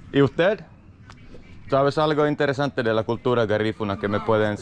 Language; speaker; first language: Spanish; non-native, learner; Finnish